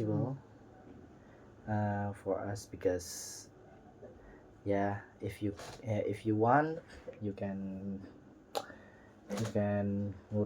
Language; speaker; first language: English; non-native, learner; Indonesian